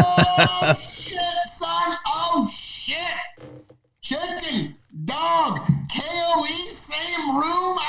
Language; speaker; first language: English; native; English